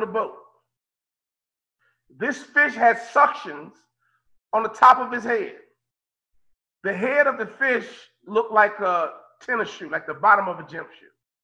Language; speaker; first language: English; native; English